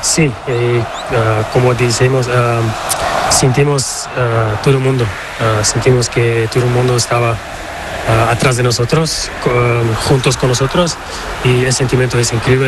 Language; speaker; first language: Spanish; non-native, learner; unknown